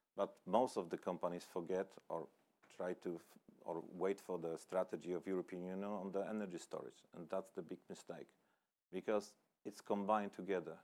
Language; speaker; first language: English; non-native, fluent; Polish